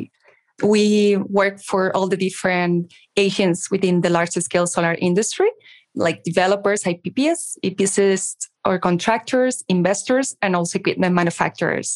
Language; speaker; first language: English; non-native, fluent; Spanish